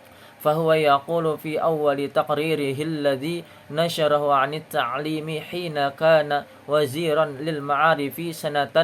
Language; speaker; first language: Arabic; non-native, learner; Indonesian